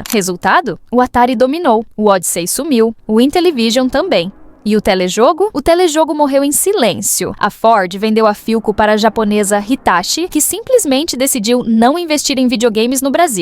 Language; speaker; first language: Portuguese; native; Portuguese